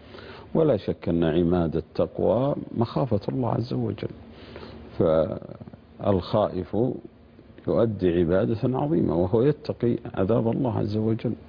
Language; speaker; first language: Arabic; native; Arabic